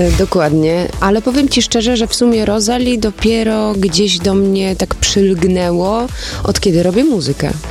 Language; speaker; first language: Polish; early bilingual, heritage; Polish